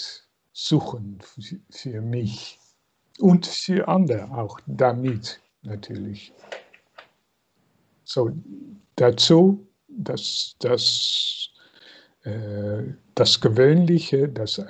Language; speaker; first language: German; non-native, fluent; Dutch